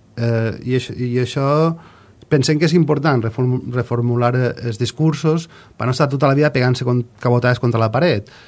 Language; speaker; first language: Catalan; native; Catalan